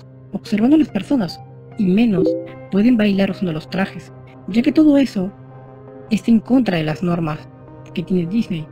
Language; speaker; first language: Spanish; native; Spanish